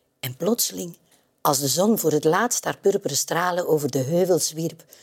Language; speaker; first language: Dutch; native; Dutch